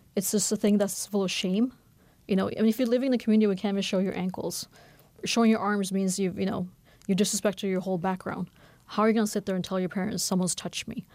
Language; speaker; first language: English; non-native, fluent; Norwegian